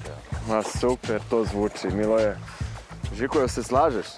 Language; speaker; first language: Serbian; non-native, fluent; Portuguese